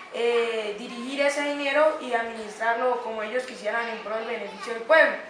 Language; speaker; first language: Spanish; native; Spanish